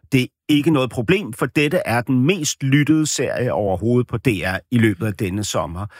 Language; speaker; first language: Danish; native; Danish